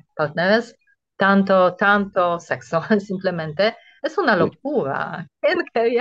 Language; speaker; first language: Spanish; non-native, fluent; Polish